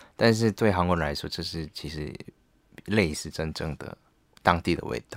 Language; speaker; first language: Chinese; non-native, fluent; Korean